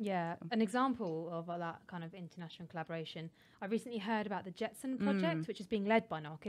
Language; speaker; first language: English; native; English